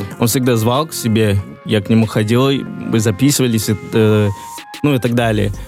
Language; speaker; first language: Russian; non-native, fluent; Yoruba